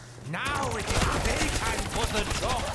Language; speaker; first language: English; native; English